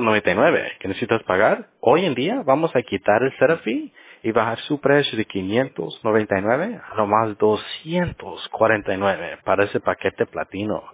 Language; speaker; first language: Spanish; early bilingual, heritage; Spanish